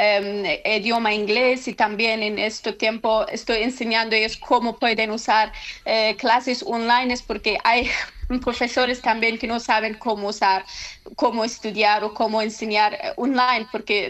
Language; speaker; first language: Spanish; non-native, learner; Persian